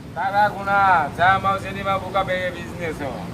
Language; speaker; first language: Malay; non-native, learner; Bangla